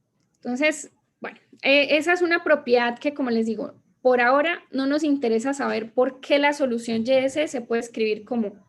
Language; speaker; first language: Spanish; native; Spanish